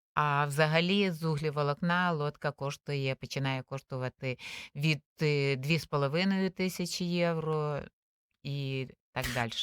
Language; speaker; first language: Ukrainian; native; Ukrainian